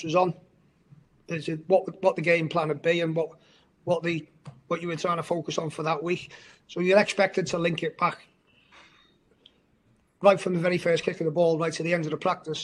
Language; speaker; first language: English; native; English